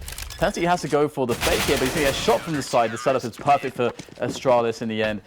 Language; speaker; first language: English; native; English